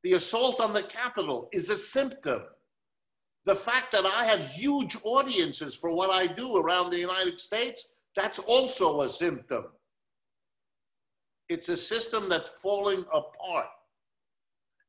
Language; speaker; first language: English; early bilingual, other home language; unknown